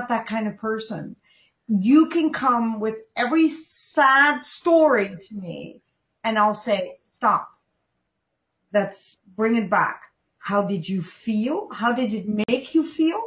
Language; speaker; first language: English; non-native, local second language; Dutch